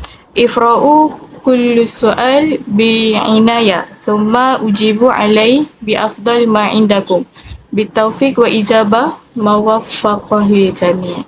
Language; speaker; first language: Arabic; non-native, learner; Malay